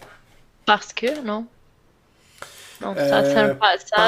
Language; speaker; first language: French; non-native, learner; Portuguese